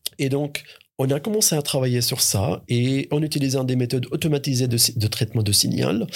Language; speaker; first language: French; non-native, fluent; Arabic